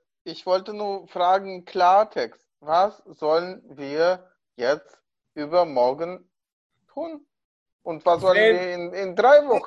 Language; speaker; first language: German; non-native, fluent; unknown